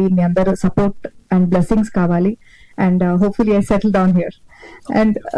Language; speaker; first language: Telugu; non-native, learner; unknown